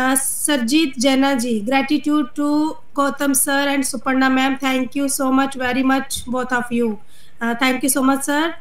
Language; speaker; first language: Hindi; native; Hindi